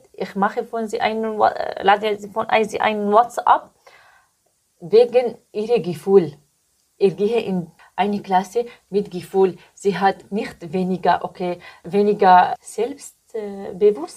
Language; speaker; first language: German; non-native, learner; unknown